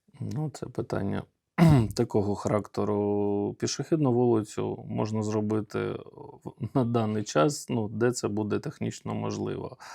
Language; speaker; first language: Ukrainian; native; Ukrainian